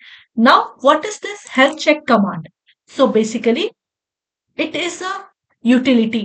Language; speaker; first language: English; non-native, local second language; Hindi